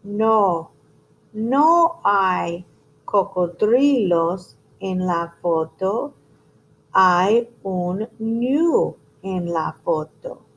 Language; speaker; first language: Spanish; non-native, fluent; English